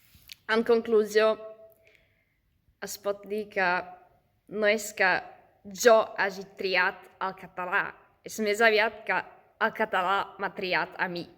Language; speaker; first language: Catalan; non-native, fluent; German